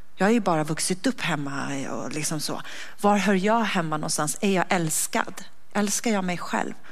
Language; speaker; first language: Swedish; native; Swedish